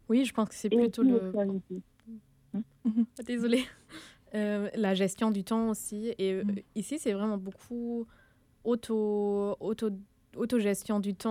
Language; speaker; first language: French; non-native, fluent; German